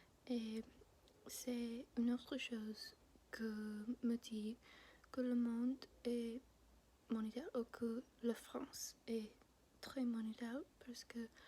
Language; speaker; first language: French; non-native, learner; English